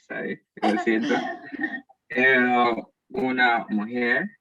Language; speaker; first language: Spanish; non-native, learner; English